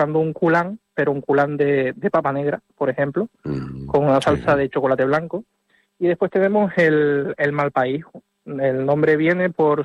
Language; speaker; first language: Spanish; native; Spanish